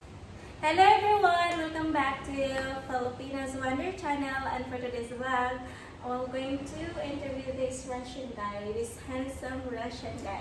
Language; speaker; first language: English; non-native, local second language; Filipino